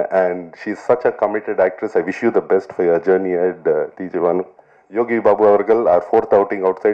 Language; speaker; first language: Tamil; non-native, local second language; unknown